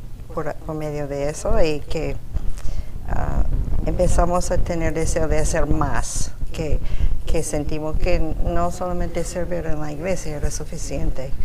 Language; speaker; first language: Spanish; non-native, fluent; English